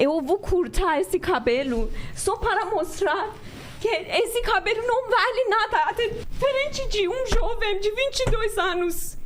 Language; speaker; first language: Portuguese; non-native, learner; Persian